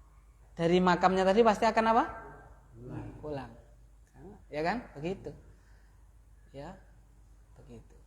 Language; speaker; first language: Indonesian; native; Indonesian